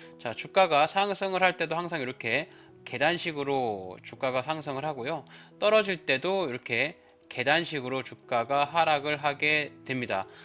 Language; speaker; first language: Korean; native; Korean